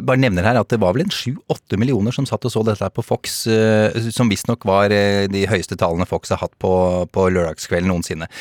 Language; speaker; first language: Norwegian; native; Norwegian